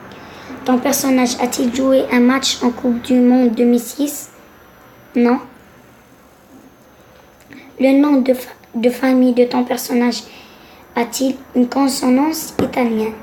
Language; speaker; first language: French; non-native, local second language; Arabic